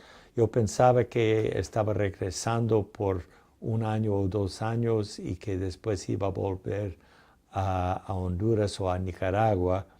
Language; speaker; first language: Spanish; non-native, fluent; English